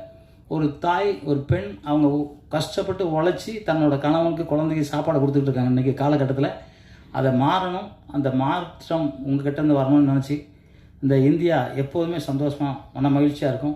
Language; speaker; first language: Tamil; native; Tamil